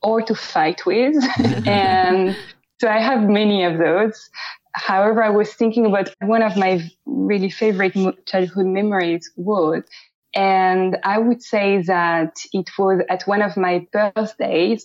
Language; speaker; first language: English; non-native, fluent; French